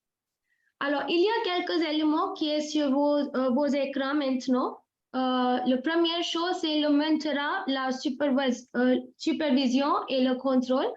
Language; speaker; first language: French; non-native, fluent; Hindi